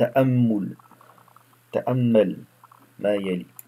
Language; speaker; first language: Arabic; non-native, fluent; French